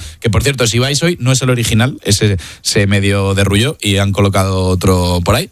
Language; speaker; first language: Spanish; native; Spanish